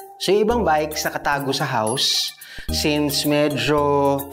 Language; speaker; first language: Filipino; native; Filipino